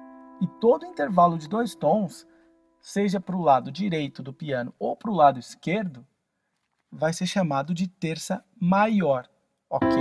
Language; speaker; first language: Portuguese; native; Portuguese